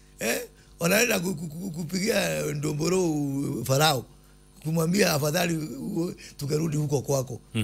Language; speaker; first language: Swahili; non-native, local second language; Kikuyu